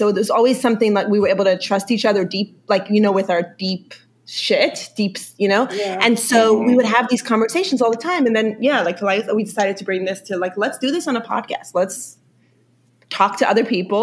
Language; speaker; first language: English; early bilingual, other home language; Yiddish